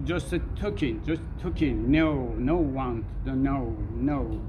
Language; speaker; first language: English; non-native, learner; Persian